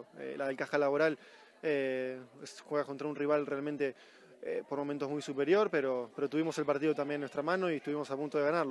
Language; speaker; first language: Spanish; native; Spanish